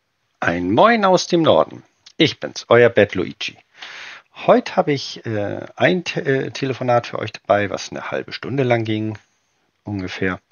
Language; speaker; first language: German; native; German